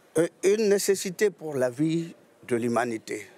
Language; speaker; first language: French; non-native, local second language; Lingala